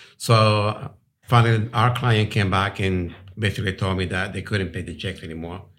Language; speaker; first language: English; non-native, fluent; Spanish